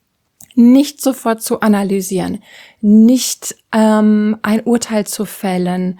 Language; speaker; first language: German; native; German